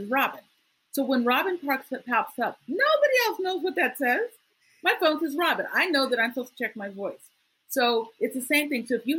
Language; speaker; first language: English; native; English